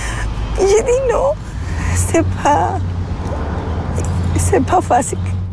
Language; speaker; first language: French; non-native, learner; Spanish